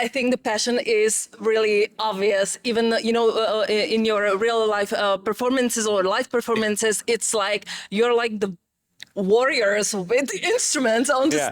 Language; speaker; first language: English; non-native, fluent; Czech